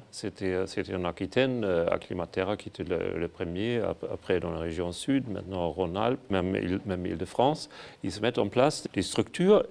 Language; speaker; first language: French; non-native, fluent; German